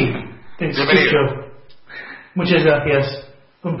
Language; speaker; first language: Spanish; non-native, fluent; English